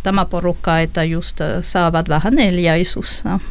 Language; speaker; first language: Finnish; non-native, fluent; French